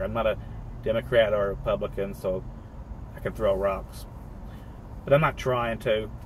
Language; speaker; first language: English; native; English